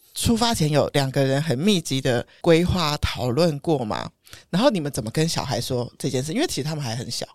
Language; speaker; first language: Chinese; native; Chinese